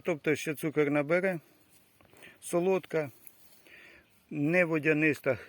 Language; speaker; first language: Ukrainian; native; Ukrainian